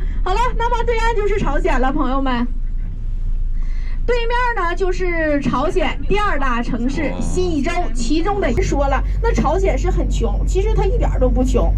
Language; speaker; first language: Chinese; native; Chinese